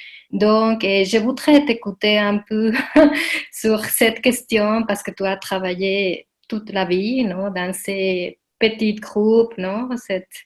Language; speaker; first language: French; non-native, fluent; Spanish